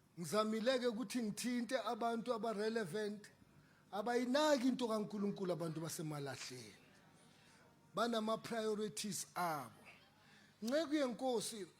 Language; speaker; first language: Zulu; native; Zulu